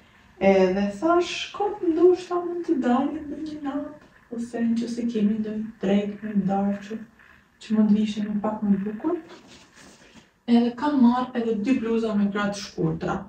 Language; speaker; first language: Albanian; native; Albanian